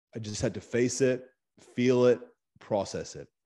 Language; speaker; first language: English; native; English